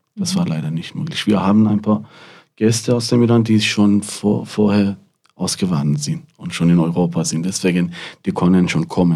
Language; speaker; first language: German; non-native, fluent; Persian